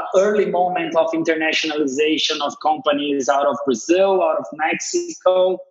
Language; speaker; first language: English; non-native, fluent; Portuguese